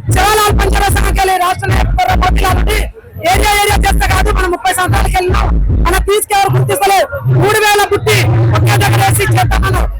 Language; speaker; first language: Telugu; non-native, local second language; Lambadi